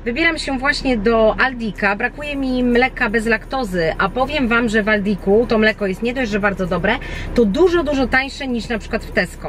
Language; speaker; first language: Polish; native; Polish